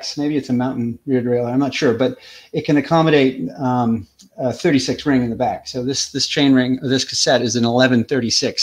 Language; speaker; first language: English; native; English